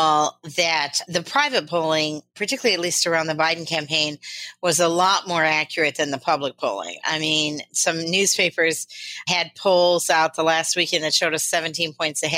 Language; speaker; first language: English; native; English